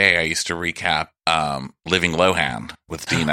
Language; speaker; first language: English; native; English